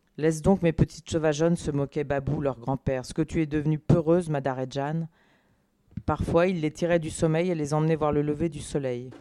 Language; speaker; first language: French; native; French